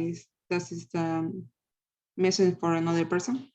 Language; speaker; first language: English; non-native, learner; Spanish